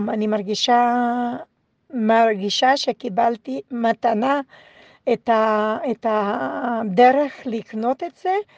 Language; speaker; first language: Hebrew; non-native, fluent; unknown